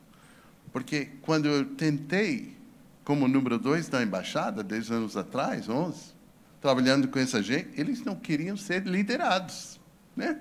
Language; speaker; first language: Portuguese; non-native, fluent; English